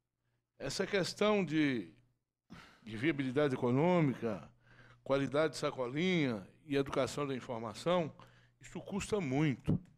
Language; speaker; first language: Portuguese; native; Portuguese